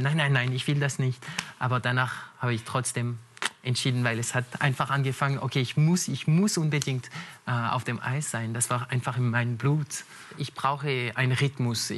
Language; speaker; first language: German; non-native, local second language; French